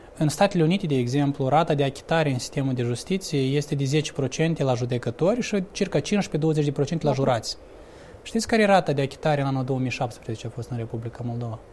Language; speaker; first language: Romanian; native; Romanian